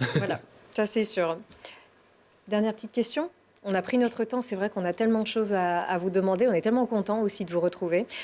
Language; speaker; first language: French; native; French